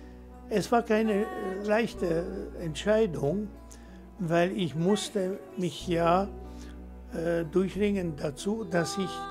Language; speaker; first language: German; non-native, fluent; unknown